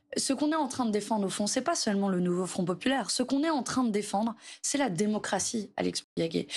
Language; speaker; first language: French; native; French